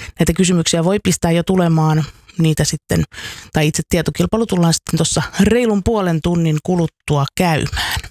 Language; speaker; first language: Finnish; native; Finnish